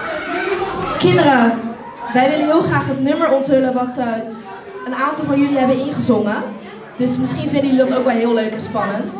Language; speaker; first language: Dutch; native; Dutch